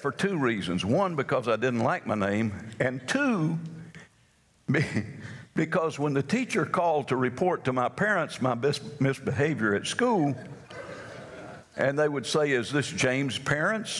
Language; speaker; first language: English; native; English